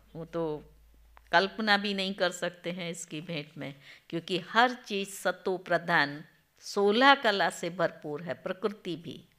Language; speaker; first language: Hindi; non-native, local second language; Gujarati